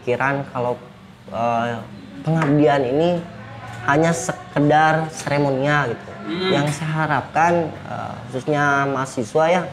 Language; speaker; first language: Indonesian; native; Indonesian